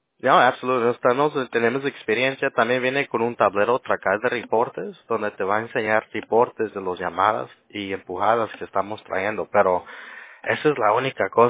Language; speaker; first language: Spanish; early bilingual, heritage; Spanish